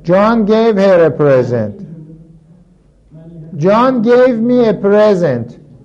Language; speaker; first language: English; non-native, fluent; Persian